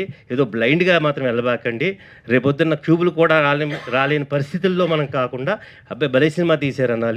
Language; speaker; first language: Telugu; native; Telugu